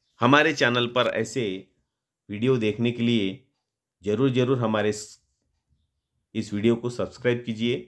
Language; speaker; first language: Hindi; non-native, local second language; Marathi